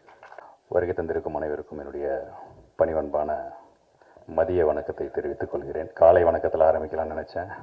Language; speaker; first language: Tamil; native; Tamil